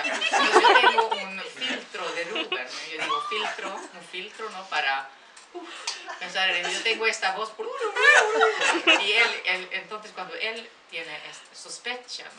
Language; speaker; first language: Spanish; non-native, fluent; Swedish